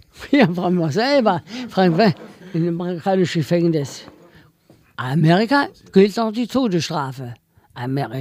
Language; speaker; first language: German; non-native, learner; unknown